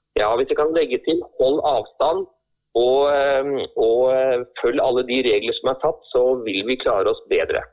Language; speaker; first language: Norwegian; native; Norwegian